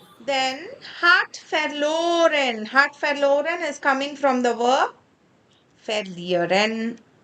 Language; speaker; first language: German; non-native, fluent; Kannada